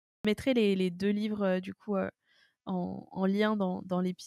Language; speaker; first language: French; native; French